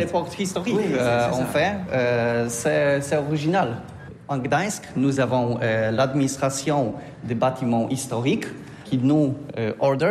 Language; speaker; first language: French; non-native, learner; Polish